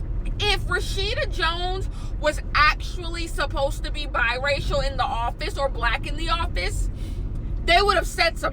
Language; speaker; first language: English; native; English